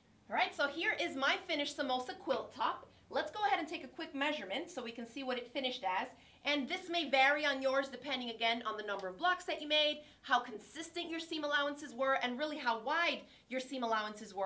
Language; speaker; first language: English; native; English